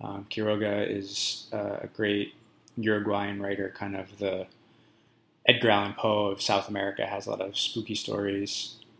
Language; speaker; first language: English; native; English